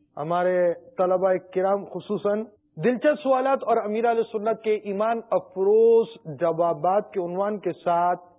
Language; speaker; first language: Urdu; native; Urdu